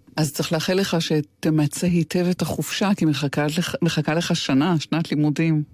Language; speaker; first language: Hebrew; native; Hebrew